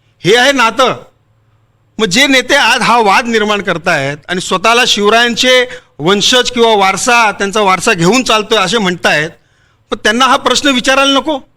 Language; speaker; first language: Marathi; non-native, local second language; Hindi